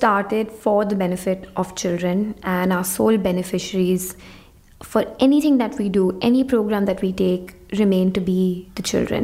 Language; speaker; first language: English; non-native, local second language; Hindi